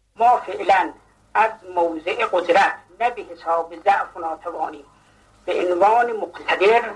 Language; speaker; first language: Persian; non-native, local second language; Azerbaijani